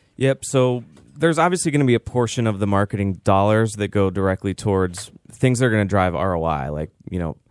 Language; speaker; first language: English; native; English